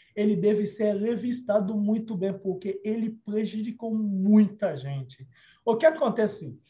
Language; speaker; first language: Portuguese; non-native, fluent; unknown